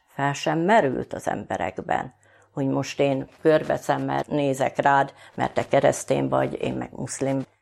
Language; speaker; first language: Hungarian; native; Hungarian